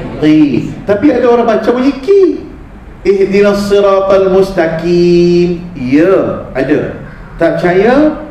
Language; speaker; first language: Malay; early bilingual, heritage; Malay